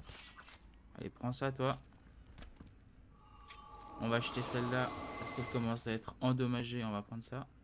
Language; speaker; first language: French; native; French